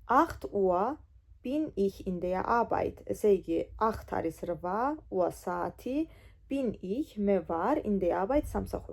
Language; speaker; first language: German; non-native, fluent; Georgian